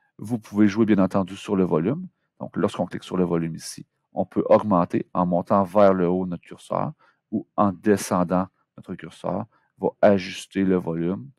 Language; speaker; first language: French; native; French